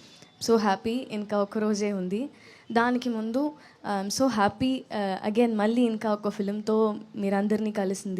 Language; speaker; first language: Telugu; non-native, learner; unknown